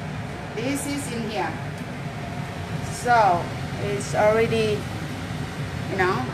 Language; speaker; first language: English; non-native, learner; Thai